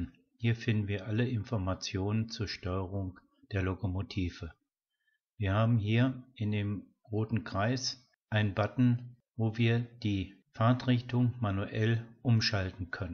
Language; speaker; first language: German; native; German